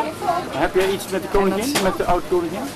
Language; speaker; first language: Dutch; native; Dutch